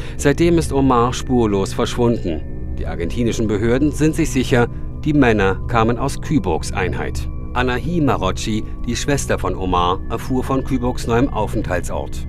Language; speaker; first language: German; native; German